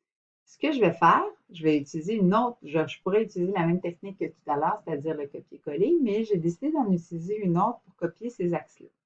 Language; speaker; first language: French; native; French